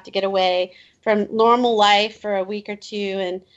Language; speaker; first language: English; native; English